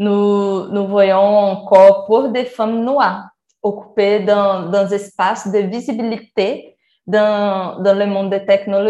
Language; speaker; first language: French; non-native, learner; Portuguese